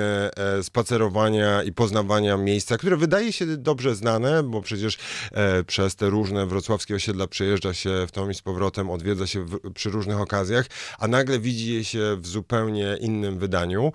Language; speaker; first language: Polish; native; Polish